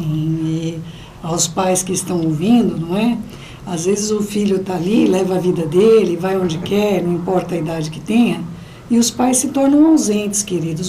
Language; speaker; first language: Portuguese; native; Portuguese